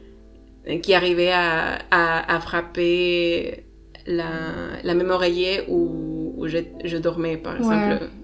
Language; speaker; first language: French; non-native, learner; Spanish